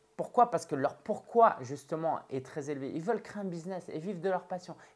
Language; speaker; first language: French; early bilingual, other home language; Chinese